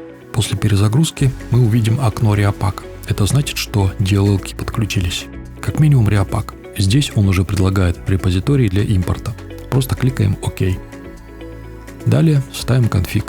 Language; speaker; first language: Russian; native; Russian